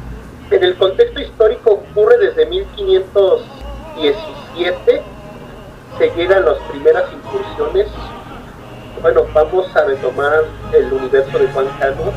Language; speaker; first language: Spanish; native; Spanish